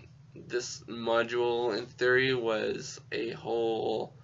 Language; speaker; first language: English; native; English